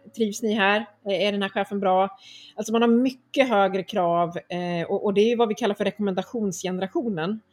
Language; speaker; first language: Swedish; native; Swedish